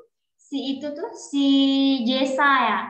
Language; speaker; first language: Indonesian; native; Indonesian